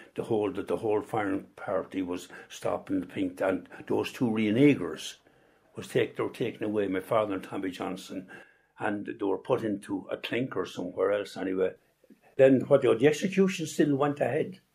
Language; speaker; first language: English; native; English